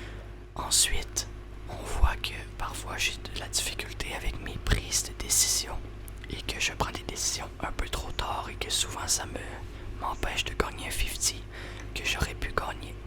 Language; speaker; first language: French; native; French